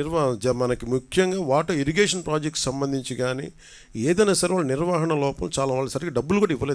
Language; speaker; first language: Telugu; native; Telugu